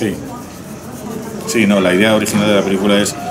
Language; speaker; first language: Spanish; native; Spanish